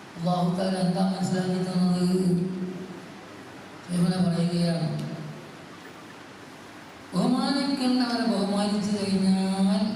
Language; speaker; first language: Malayalam; native; Malayalam